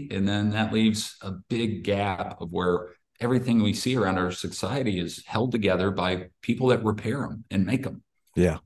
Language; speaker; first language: English; native; English